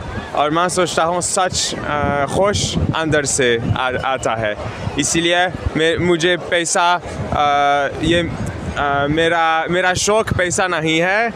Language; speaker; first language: Hindi; non-native, learner; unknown